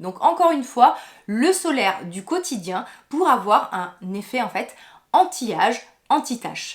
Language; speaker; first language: French; native; French